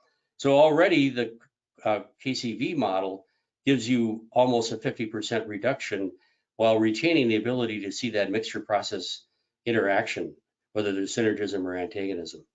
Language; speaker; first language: English; native; English